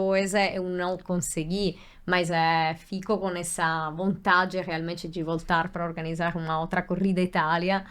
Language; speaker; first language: Portuguese; non-native, fluent; Italian